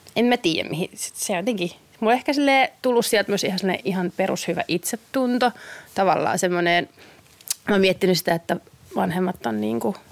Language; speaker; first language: Finnish; native; Finnish